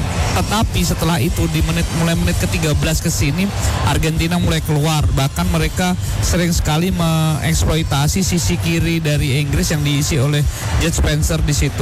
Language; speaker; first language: Indonesian; native; Indonesian